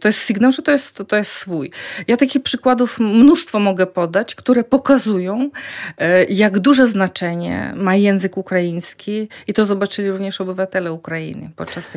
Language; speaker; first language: Polish; non-native, fluent; Ukrainian